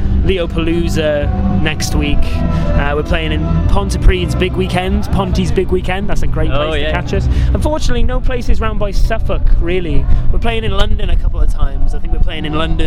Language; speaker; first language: English; native; English